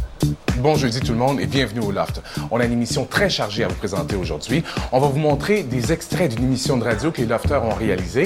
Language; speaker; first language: French; native; French